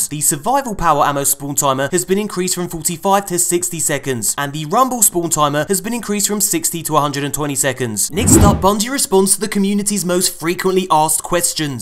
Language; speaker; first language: English; native; English